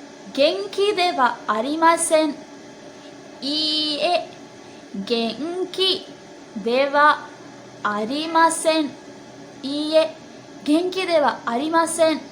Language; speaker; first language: Japanese; non-native, learner; Sinhala